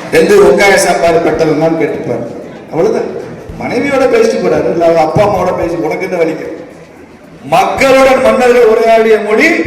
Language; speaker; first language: Tamil; non-native, local second language; Telugu